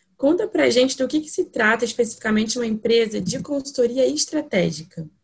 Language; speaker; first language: Portuguese; native; Portuguese